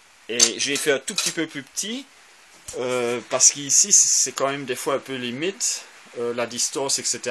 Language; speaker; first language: French; native; French